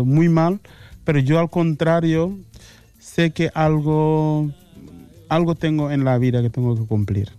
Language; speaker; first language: Spanish; non-native, fluent; Mandingo